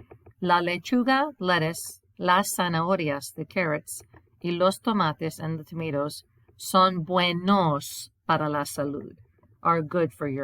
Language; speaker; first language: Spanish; non-native, fluent; English